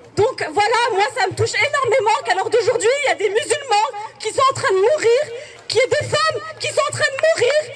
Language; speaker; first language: French; native; French